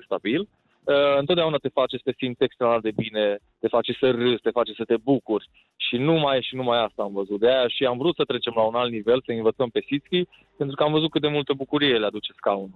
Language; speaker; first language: Romanian; native; Romanian